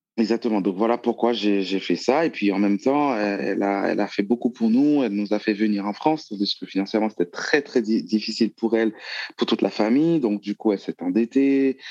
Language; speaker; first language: French; non-native, local second language; Haitian Creole